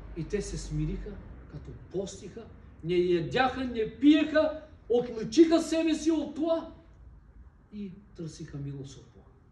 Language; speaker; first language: Bulgarian; non-native, local second language; Turkish